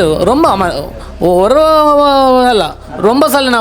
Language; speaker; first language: Tamil; non-native, learner; Kannada